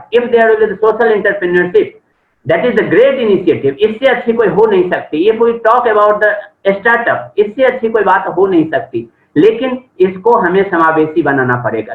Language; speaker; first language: Hindi; native; Hindi